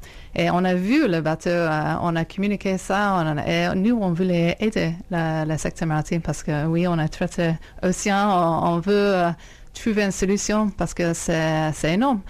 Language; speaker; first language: French; non-native, fluent; English